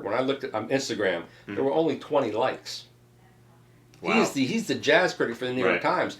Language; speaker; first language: English; native; English